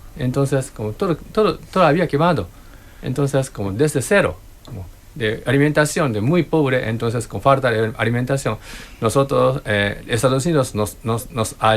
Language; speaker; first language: Spanish; non-native, learner; Japanese